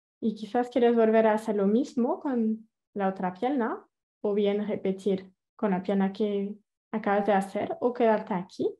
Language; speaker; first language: Spanish; non-native, fluent; French